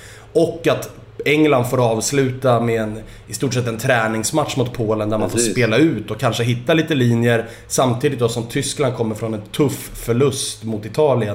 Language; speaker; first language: Swedish; native; Swedish